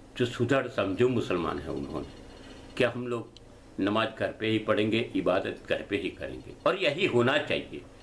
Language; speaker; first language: Hindi; non-native, local second language; Gujarati